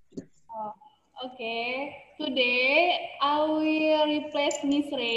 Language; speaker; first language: English; non-native, learner; Indonesian